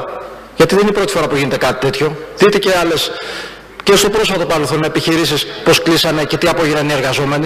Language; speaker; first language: Greek; native; Greek